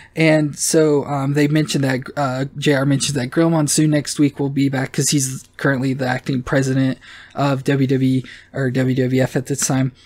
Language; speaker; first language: English; native; English